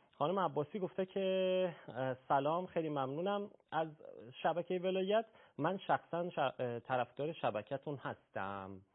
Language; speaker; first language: Persian; native; Persian